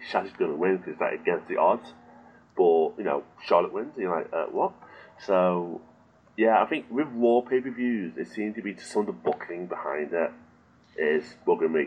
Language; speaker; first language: English; native; English